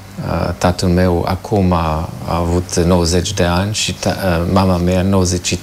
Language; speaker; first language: Romanian; non-native, fluent; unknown